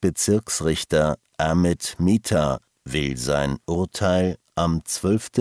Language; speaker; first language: German; native; German